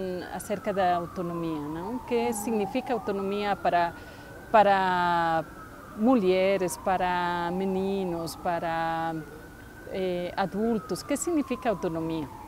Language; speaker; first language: Portuguese; non-native, fluent; Spanish